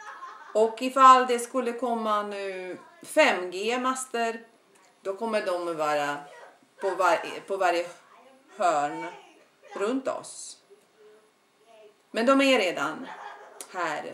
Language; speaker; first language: Swedish; non-native, fluent; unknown